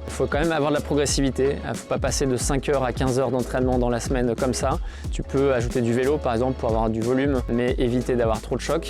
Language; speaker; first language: French; native; French